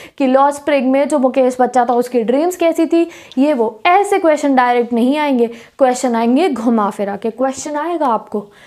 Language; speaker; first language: Hindi; native; Hindi